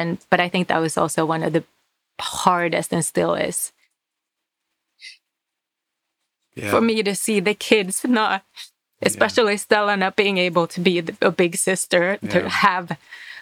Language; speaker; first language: English; non-native, fluent; Finnish